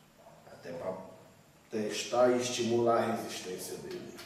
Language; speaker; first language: Portuguese; native; Portuguese